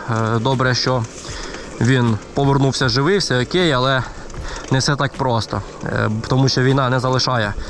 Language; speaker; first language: Ukrainian; non-native, local second language; Russian